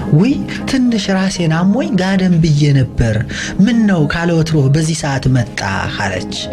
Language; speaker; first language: Amharic; native; Amharic